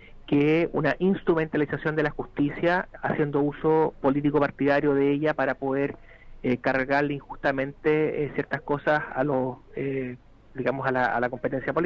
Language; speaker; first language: Spanish; native; Spanish